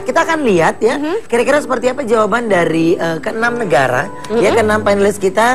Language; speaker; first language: Indonesian; native; Indonesian